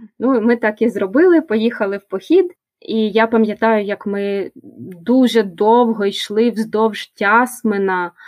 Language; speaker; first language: Ukrainian; native; Ukrainian